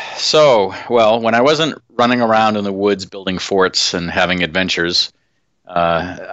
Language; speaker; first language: English; native; English